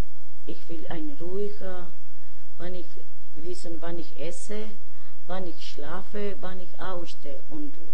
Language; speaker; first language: German; non-native, learner; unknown